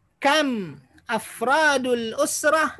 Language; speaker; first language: Arabic; non-native, fluent; Indonesian